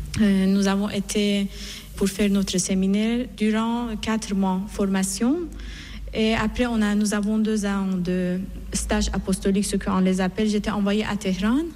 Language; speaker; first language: French; non-native, fluent; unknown